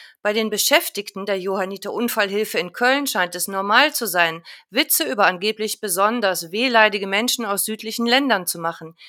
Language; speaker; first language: German; native; German